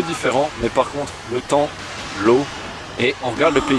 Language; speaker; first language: French; native; French